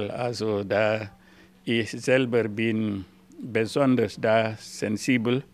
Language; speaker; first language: German; non-native, learner; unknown